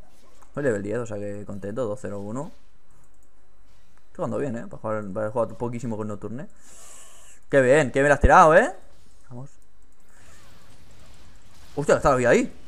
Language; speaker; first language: Spanish; native; Spanish